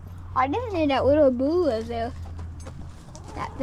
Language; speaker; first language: English; native; English